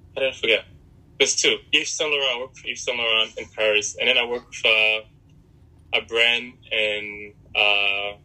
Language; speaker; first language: English; early bilingual, other home language; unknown